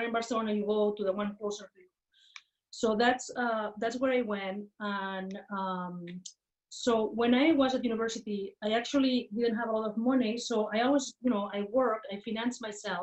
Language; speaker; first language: English; non-native, fluent; Spanish